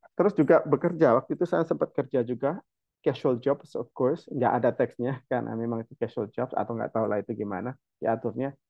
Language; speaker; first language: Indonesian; native; Indonesian